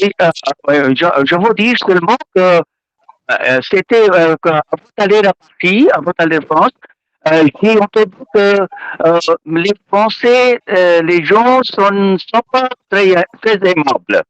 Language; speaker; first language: French; non-native, learner; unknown